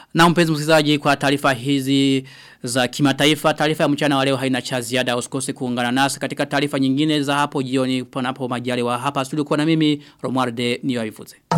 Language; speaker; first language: Swahili; non-native, local second language; Rundi